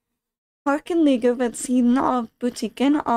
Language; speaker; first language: Norwegian; non-native, learner; English